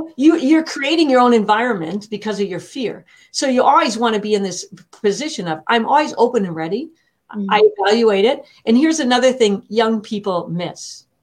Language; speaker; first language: English; native; English